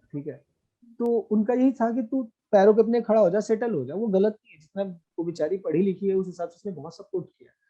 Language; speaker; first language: Hindi; native; Hindi